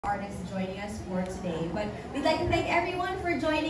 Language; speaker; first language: English; non-native, local second language; Filipino